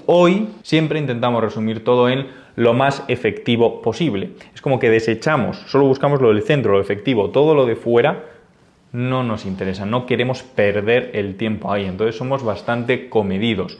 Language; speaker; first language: Spanish; native; Spanish